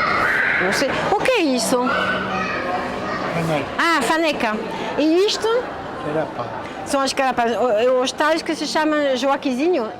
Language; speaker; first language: Portuguese; non-native, fluent; French